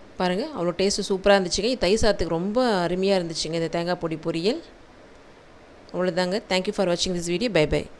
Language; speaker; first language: Tamil; native; Tamil